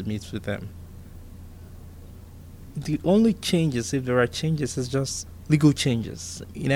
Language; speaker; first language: English; non-native, local second language; Igbo